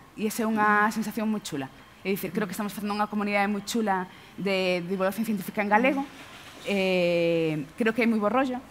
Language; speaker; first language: Galician; non-native, local second language; Spanish